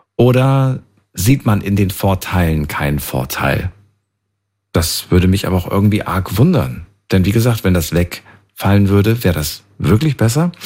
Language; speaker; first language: German; native; German